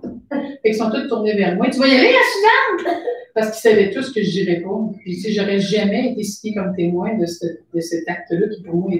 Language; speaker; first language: French; native; French